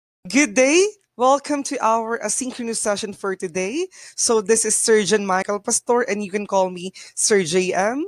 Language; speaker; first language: English; non-native, local second language; Bikol